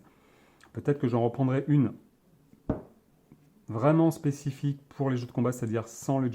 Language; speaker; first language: French; native; French